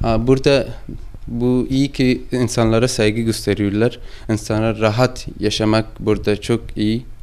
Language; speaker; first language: Turkish; non-native, learner; Persian